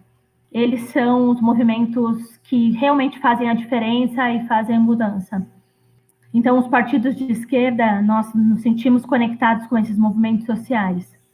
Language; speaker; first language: Portuguese; non-native, fluent; Greek